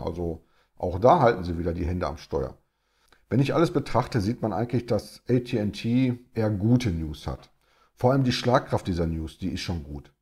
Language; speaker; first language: German; native; German